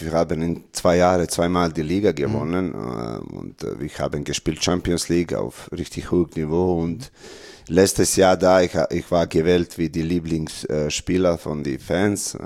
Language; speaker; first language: German; non-native, learner; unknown